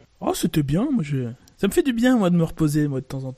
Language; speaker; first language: French; native; French